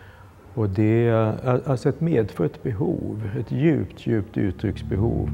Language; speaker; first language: Swedish; native; Swedish